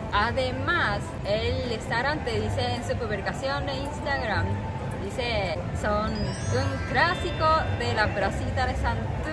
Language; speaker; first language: Spanish; non-native, learner; Japanese